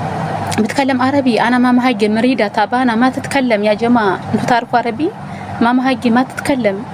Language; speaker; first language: Arabic; non-native, learner; Amharic